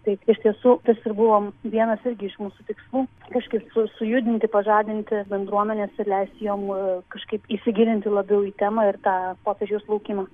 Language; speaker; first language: Lithuanian; native; Lithuanian